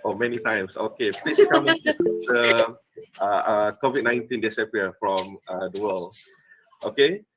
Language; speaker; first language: English; non-native, fluent; Malay